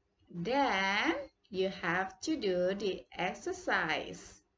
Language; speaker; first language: English; non-native, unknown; Indonesian